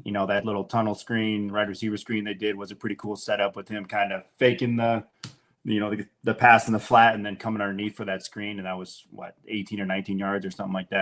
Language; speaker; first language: English; native; English